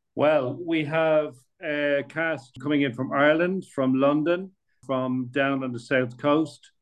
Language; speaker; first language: English; native; English